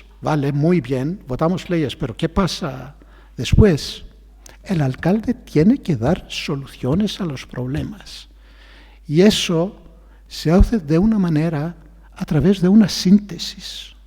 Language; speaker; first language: Spanish; non-native, fluent; Greek